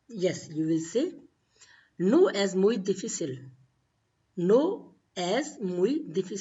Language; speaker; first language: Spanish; non-native, fluent; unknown